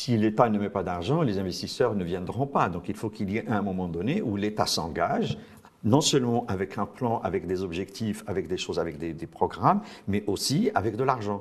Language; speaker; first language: French; non-native, local second language; Arabic